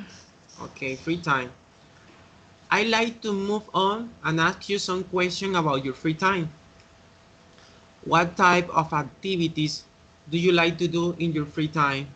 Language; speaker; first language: English; non-native, learner; Spanish